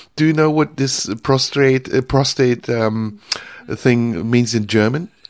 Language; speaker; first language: English; non-native, fluent; Turkish